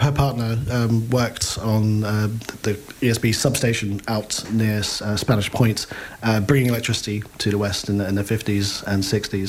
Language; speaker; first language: English; native; English